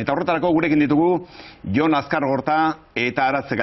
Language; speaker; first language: Basque; native; Basque